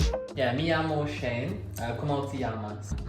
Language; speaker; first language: Spanish; non-native, learner; English